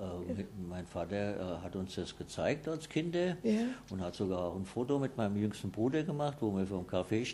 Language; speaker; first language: German; native; German